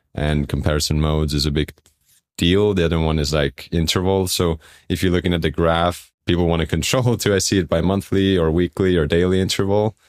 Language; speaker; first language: English; non-native, fluent; Estonian